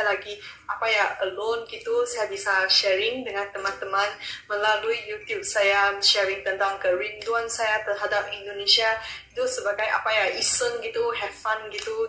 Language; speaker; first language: Indonesian; non-native, local second language; Malay